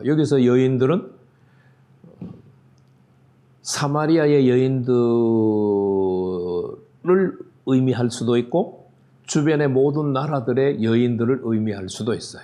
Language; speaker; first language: Korean; native; Korean